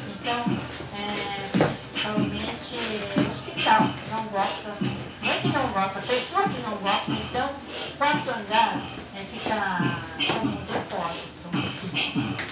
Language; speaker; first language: Portuguese; non-native, learner; Japanese